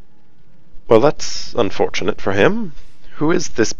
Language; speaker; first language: English; native; English